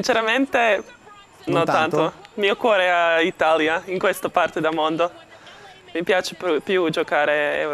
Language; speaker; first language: Italian; non-native, learner; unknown